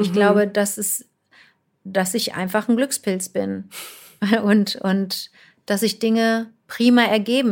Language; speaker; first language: German; native; German